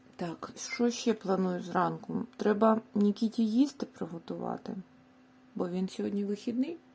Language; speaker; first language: Ukrainian; native; Ukrainian